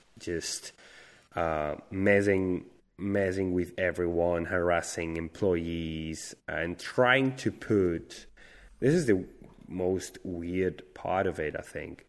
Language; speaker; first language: English; non-native, fluent; Spanish